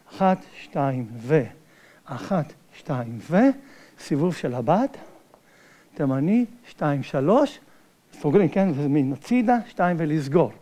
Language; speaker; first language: Hebrew; native; Hebrew